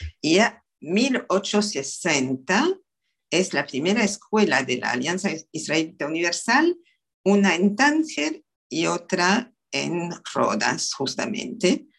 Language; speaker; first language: Spanish; non-native, fluent; French